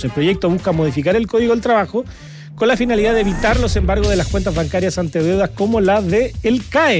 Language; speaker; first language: Spanish; native; Spanish